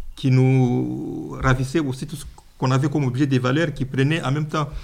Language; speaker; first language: French; non-native, local second language; Luba-Lulua